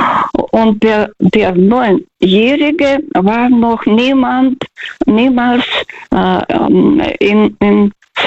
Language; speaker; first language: German; non-native, fluent; Russian